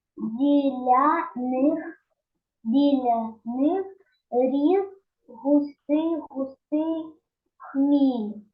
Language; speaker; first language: Ukrainian; non-native, local second language; Russian